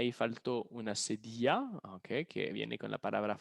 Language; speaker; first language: Spanish; non-native, fluent; French